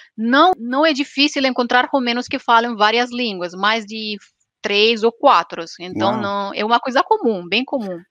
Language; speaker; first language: Portuguese; non-native, fluent; Romanian